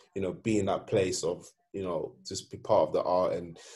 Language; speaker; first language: English; non-native, fluent; Swedish